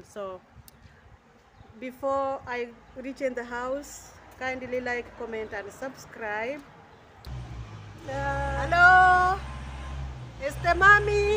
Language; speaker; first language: English; non-native, learner; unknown